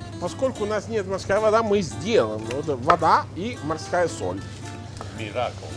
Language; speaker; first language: Russian; non-native, fluent; Italian